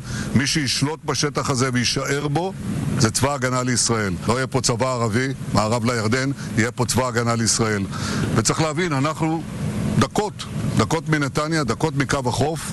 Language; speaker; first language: Hebrew; native; Hebrew